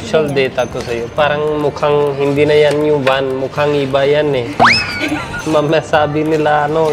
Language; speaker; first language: Filipino; non-native, learner; Punjabi